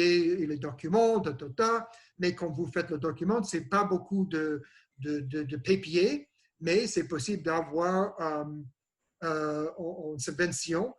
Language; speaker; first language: French; non-native, learner; English